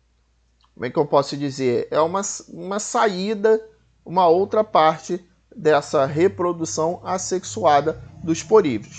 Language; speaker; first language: Portuguese; native; Portuguese